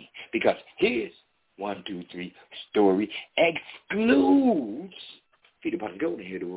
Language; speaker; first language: English; native; English